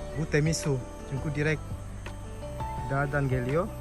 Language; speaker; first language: Turkish; non-native, learner; Indonesian